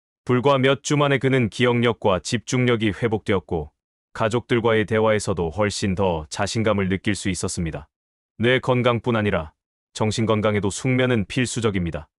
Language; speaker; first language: Korean; native; Korean